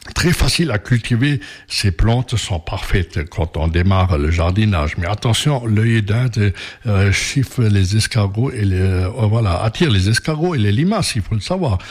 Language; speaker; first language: French; native; French